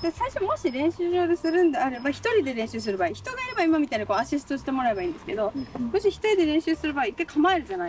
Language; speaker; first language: Japanese; native; Japanese